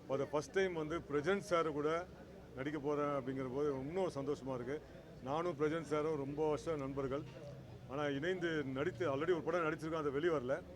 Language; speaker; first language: Tamil; native; Tamil